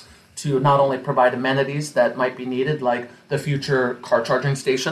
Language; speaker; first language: English; native; English